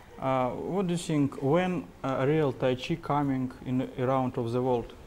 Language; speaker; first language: English; non-native, learner; Russian